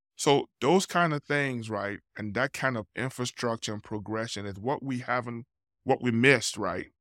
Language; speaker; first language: English; non-native, local second language; Yoruba